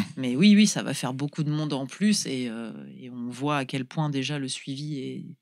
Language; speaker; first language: French; native; French